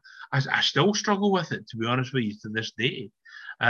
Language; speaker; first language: English; native; English